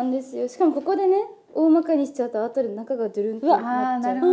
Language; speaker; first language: Japanese; native; Japanese